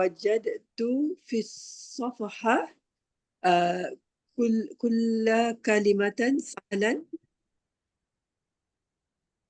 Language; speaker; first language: Arabic; non-native, learner; Malay